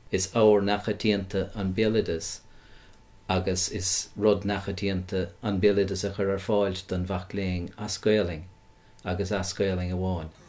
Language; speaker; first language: Irish; native; Irish